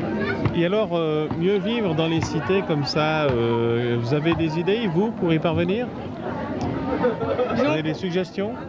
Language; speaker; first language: French; native; French